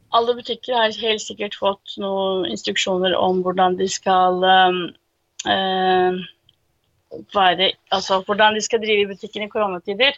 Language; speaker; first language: Norwegian; early bilingual, other home language; Turkish